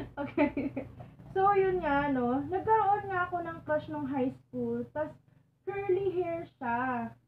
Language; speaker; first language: Filipino; non-native, local second language; Cebuano